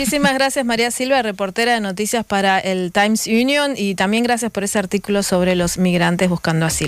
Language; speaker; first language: Spanish; native; Spanish